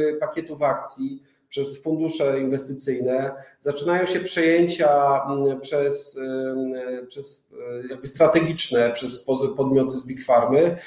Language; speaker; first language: Polish; native; Polish